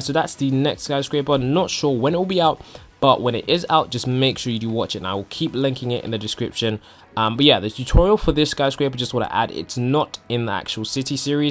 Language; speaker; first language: English; native; English